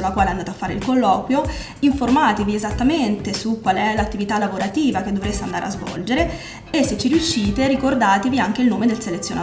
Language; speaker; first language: Italian; native; Italian